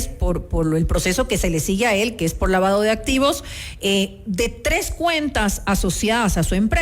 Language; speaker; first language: Spanish; native; Spanish